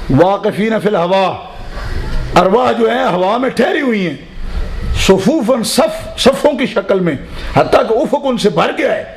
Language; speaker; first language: Urdu; non-native, local second language; Punjabi